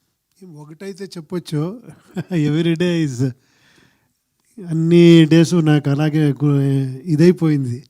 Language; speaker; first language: Telugu; non-native, fluent; Kannada